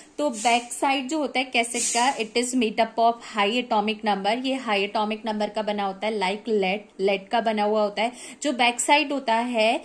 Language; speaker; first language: Hindi; native; Hindi